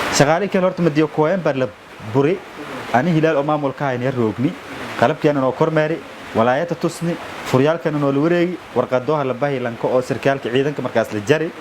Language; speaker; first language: Somali; non-native, local second language; Maay